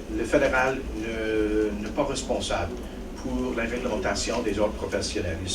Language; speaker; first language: French; non-native, local second language; English